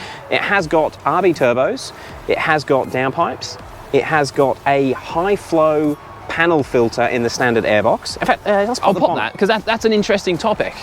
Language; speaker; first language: English; native; English